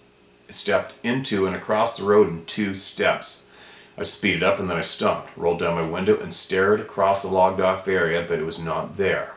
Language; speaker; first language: English; native; English